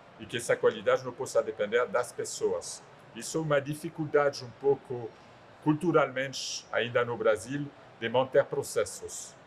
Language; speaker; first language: Portuguese; non-native, fluent; French